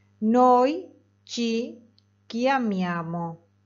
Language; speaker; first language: Italian; non-native, fluent; Spanish